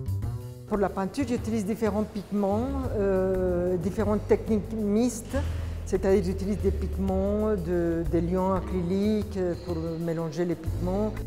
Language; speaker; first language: French; non-native, fluent; Spanish